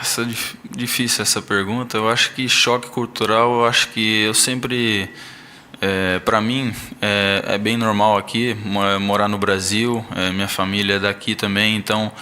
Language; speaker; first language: Portuguese; early bilingual, heritage; Portuguese